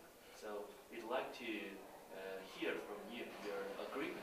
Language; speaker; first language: English; non-native, learner; Korean